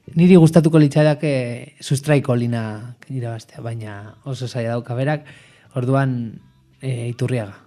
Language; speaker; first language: Basque; non-native, local second language; Spanish